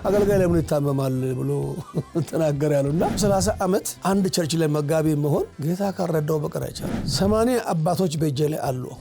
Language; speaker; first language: Amharic; native; Amharic